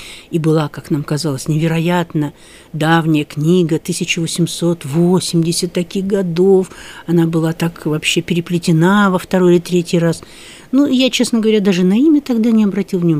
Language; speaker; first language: Russian; native; Russian